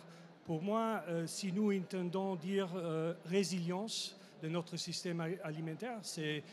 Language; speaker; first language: French; non-native, fluent; English